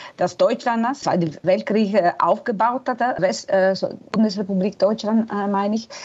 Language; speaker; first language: German; non-native, fluent; Italian